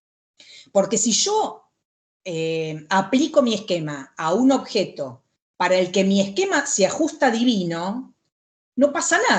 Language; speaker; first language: Spanish; native; Spanish